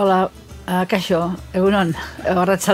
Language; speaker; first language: Basque; non-native, fluent; Catalan